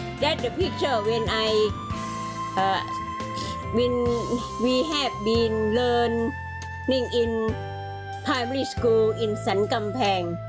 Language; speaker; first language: English; non-native, learner; Thai